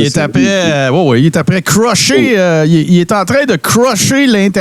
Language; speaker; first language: French; native; French